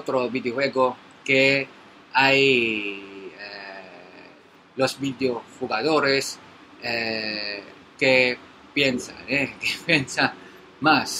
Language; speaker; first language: Spanish; non-native, learner; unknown